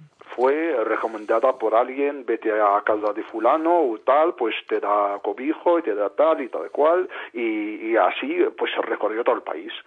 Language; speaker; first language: Spanish; non-native, fluent; Arabic